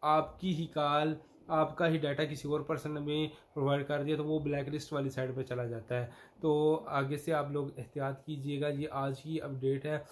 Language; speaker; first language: Urdu; non-native, local second language; Punjabi